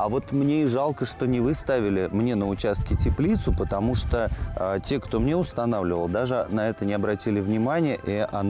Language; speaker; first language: Russian; native; Russian